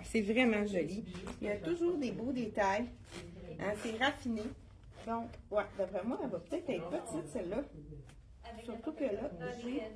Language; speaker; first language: French; native; French